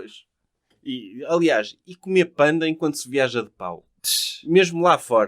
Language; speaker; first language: Portuguese; native; Portuguese